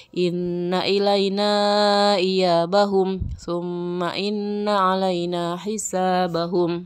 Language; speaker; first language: Arabic; non-native, learner; Indonesian